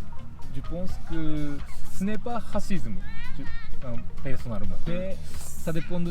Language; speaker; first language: French; non-native, learner; Japanese